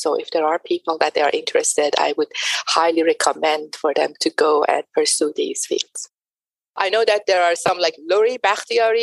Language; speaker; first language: English; non-native, fluent; Persian